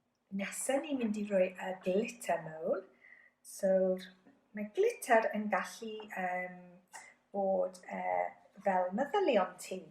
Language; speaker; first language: Welsh; non-native, local second language; English